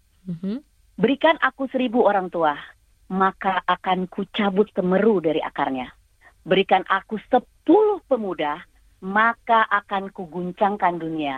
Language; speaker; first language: Indonesian; native; Indonesian